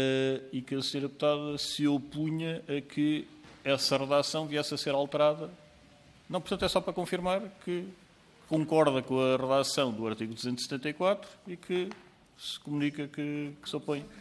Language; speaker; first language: Portuguese; native; Portuguese